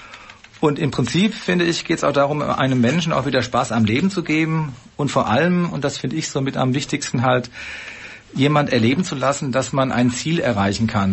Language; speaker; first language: German; native; German